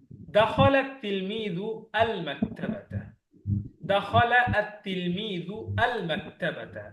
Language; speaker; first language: Arabic; non-native, fluent; Bangla